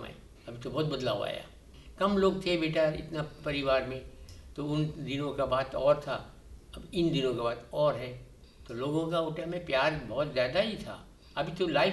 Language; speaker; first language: Hindi; native; Hindi